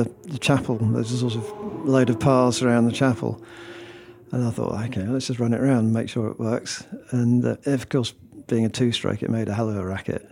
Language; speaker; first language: English; native; English